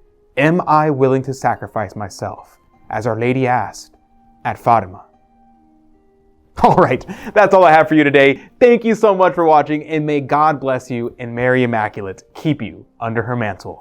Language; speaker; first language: English; native; English